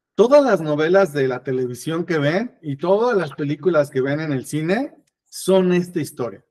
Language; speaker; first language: Spanish; native; Spanish